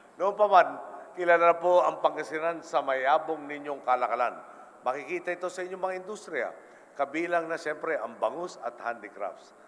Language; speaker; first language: Filipino; native; Filipino